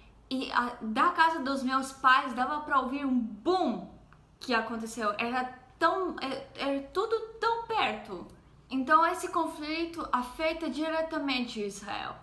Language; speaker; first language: Portuguese; non-native, fluent; Hebrew